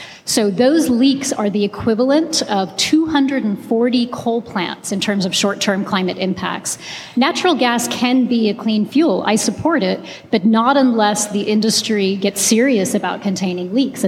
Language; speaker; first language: English; non-native, local second language; Hindi